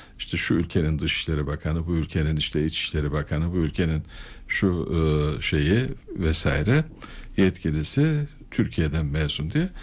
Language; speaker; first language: Turkish; native; Turkish